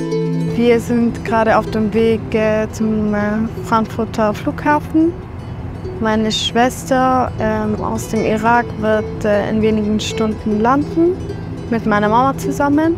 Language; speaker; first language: German; early bilingual, other home language; Kurdish